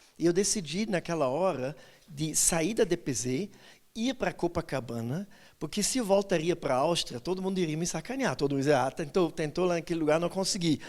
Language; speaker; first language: Portuguese; non-native, fluent; German